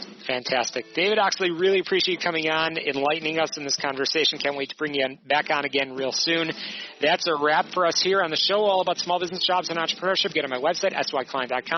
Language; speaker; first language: English; native; English